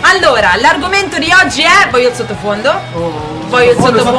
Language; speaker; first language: Italian; native; Italian